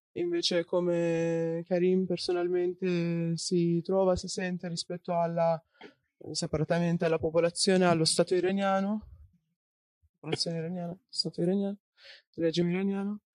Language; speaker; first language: Italian; non-native, fluent; Persian